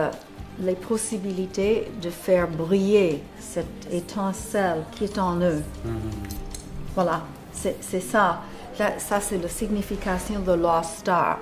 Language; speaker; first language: French; non-native, fluent; English